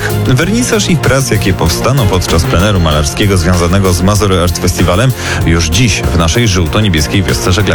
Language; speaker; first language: Polish; native; Polish